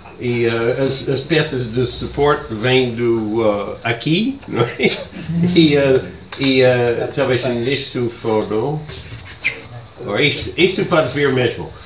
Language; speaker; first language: Portuguese; non-native, learner; English